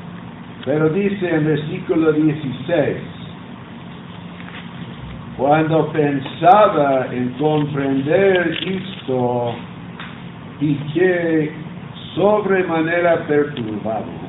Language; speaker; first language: Spanish; non-native, learner; Portuguese